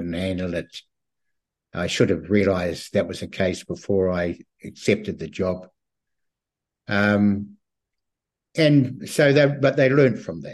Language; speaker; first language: English; native; English